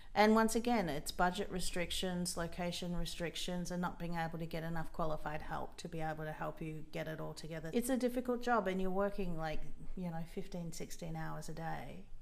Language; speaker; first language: English; native; English